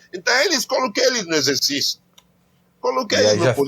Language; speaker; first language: Portuguese; non-native, learner; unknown